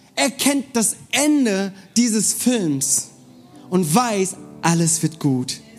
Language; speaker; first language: German; non-native, fluent; Korean